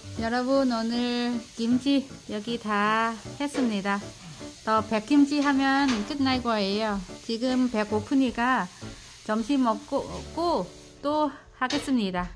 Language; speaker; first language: Korean; non-native, learner; Vietnamese